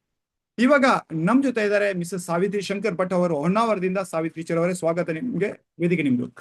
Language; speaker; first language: Kannada; native; Kannada